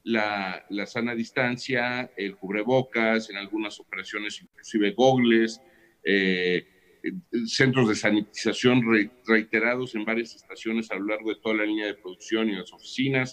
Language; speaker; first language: Spanish; native; Spanish